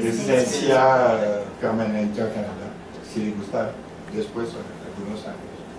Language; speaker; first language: Spanish; non-native, learner; French